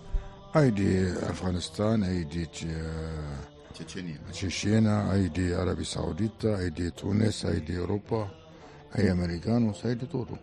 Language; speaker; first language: Spanish; non-native, fluent; Arabic